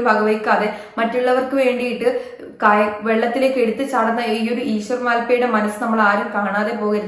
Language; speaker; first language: Malayalam; native; Malayalam